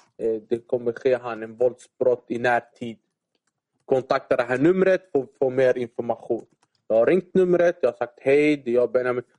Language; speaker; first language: Swedish; early bilingual, other home language; Arabic